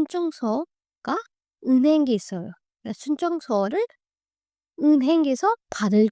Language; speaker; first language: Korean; non-native, fluent; Hindi